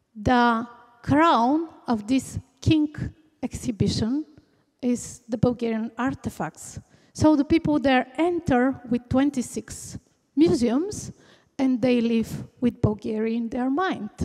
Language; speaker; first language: English; non-native, fluent; Bulgarian